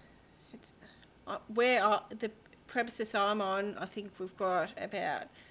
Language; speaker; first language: English; native; English